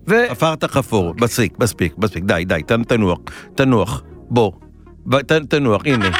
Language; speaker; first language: Hebrew; native; Hebrew